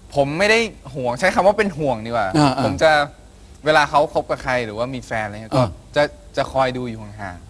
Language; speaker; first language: Thai; native; Thai